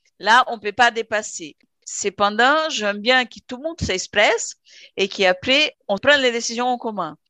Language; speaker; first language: French; non-native, fluent; Portuguese